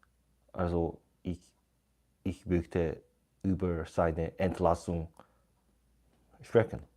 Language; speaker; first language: German; non-native, learner; Korean